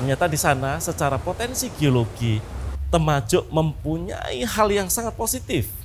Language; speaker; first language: Indonesian; native; Indonesian